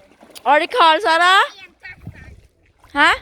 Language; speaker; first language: Norwegian; non-native, learner; Cebuano